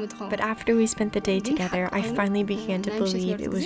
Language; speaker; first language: English; non-native, fluent; Arabic